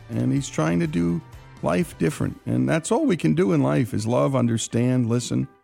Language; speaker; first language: English; native; English